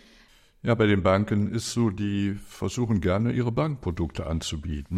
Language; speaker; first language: German; native; German